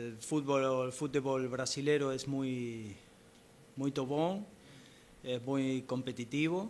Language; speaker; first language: Spanish; non-native, fluent; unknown